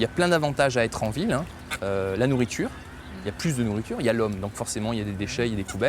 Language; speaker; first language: French; native; French